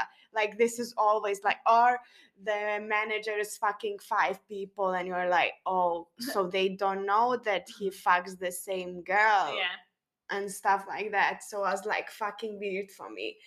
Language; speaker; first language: English; non-native, fluent; Lithuanian